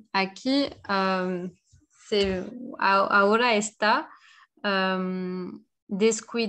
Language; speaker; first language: Spanish; non-native, learner; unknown